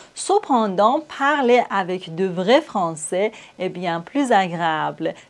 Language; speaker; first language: French; non-native, fluent; Persian